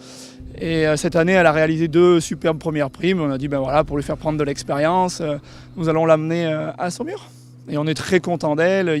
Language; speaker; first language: French; native; French